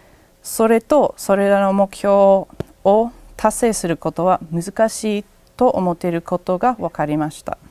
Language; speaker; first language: Japanese; non-native, learner; English